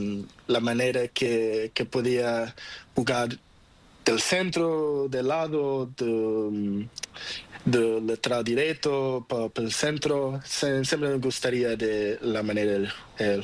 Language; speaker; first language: Spanish; non-native, learner; Portuguese